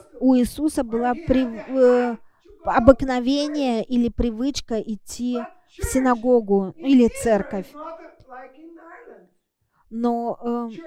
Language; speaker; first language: Russian; non-native, fluent; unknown